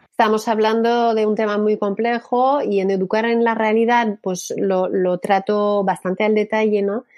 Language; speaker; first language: Spanish; non-native, fluent; French